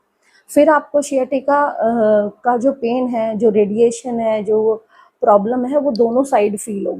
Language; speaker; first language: Hindi; native; Hindi